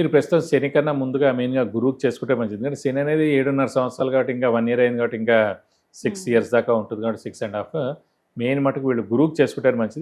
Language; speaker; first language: Telugu; native; Telugu